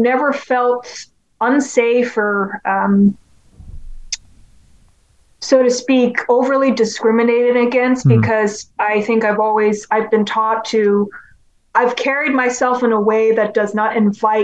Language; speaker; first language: English; non-native, local second language; Cantonese